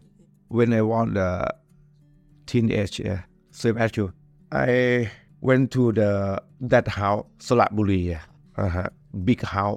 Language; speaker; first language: English; non-native, learner; Thai